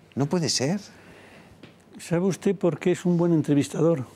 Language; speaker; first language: Spanish; native; Spanish